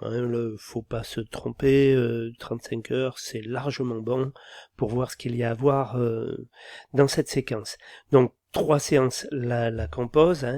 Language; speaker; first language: French; native; French